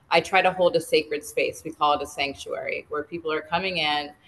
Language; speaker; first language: English; native; English